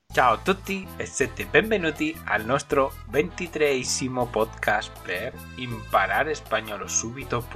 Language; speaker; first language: Italian; non-native, learner; Spanish